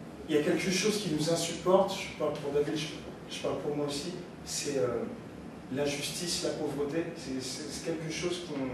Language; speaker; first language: French; early bilingual, other home language; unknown